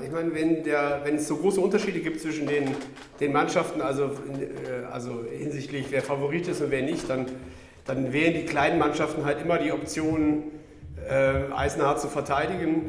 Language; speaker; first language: German; native; German